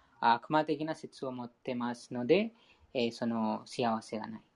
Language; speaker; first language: Japanese; non-native, fluent; Hindi